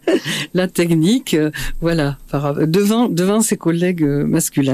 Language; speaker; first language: French; native; French